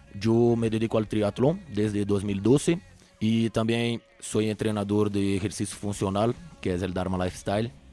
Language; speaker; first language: Spanish; non-native, fluent; Portuguese